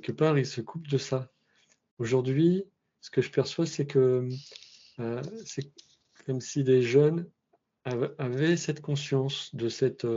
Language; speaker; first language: French; native; French